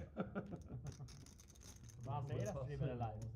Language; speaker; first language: Swedish; native; Swedish